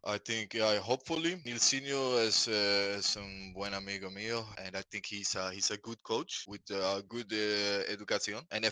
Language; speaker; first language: English; non-native, fluent; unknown